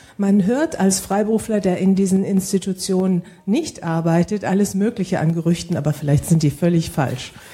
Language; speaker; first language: German; native; German